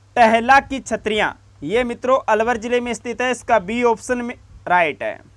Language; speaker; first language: Hindi; native; Hindi